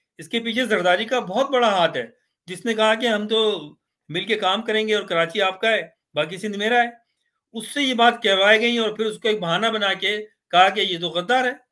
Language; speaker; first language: Urdu; native; Urdu